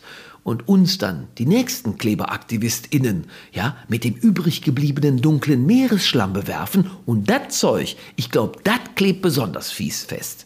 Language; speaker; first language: German; native; German